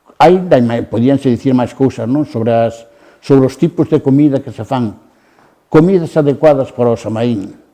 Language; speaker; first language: Galician; native; Galician